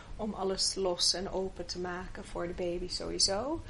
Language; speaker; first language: Dutch; non-native, fluent; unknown